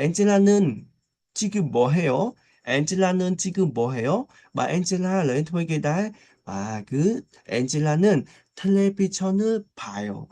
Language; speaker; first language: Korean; non-native, fluent; Khmer